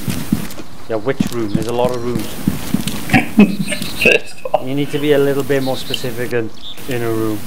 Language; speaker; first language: English; native; English